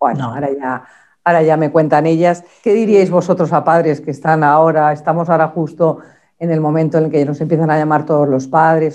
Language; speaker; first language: Spanish; native; Spanish